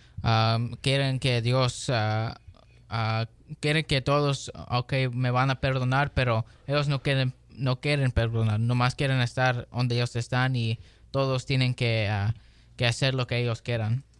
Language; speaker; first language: Spanish; early bilingual, heritage; Spanish